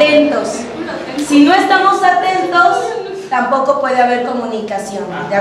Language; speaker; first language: Spanish; native; Spanish